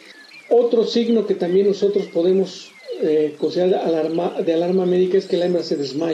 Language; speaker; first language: Spanish; native; Spanish